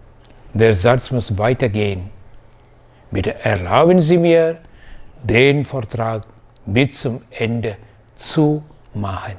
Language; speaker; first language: German; non-native, fluent; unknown